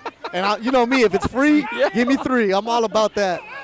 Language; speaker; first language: English; native; English